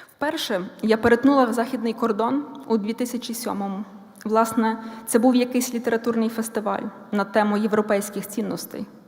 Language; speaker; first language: Ukrainian; native; Ukrainian